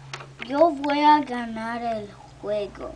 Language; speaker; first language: Spanish; non-native, learner; Chinese